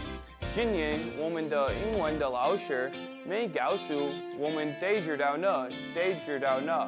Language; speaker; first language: Chinese; non-native, learner; English